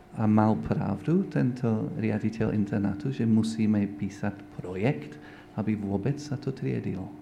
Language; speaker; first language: Slovak; non-native, learner; English